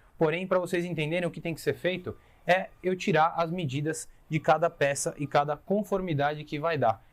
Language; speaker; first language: Portuguese; native; Portuguese